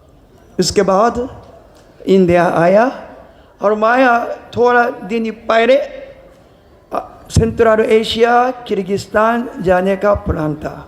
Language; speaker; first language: Hindi; non-native, learner; Japanese